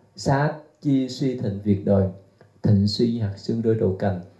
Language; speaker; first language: Vietnamese; native; Vietnamese